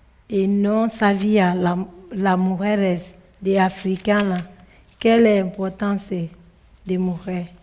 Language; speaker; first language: Spanish; non-native, learner; French